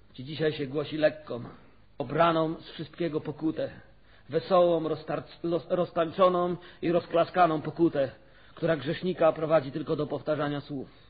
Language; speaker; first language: Polish; native; Polish